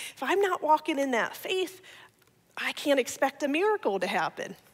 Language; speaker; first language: English; native; English